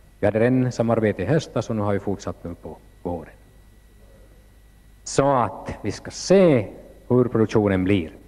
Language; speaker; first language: Swedish; native; Swedish